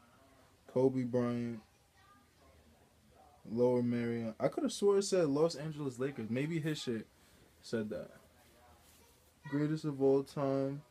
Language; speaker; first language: English; native; English